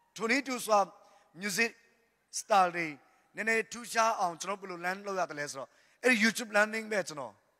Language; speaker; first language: Burmese; non-native, local second language; Tedim Chin